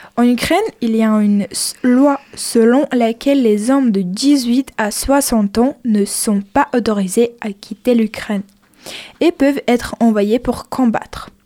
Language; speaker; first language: French; non-native, fluent; Ukrainian